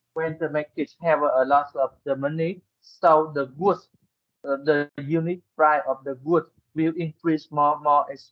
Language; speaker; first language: English; non-native, learner; Vietnamese